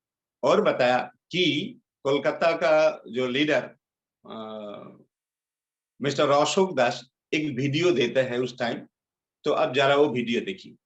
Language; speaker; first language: Hindi; non-native, local second language; Bangla